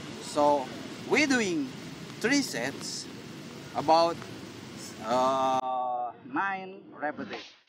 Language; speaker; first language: English; non-native, learner; Indonesian